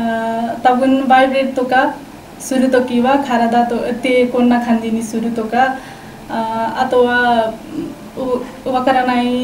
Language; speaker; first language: Japanese; non-native, learner; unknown